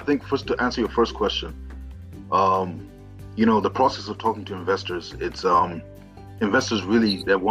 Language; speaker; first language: English; non-native, local second language; Shona